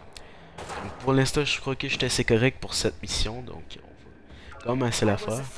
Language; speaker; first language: French; native; French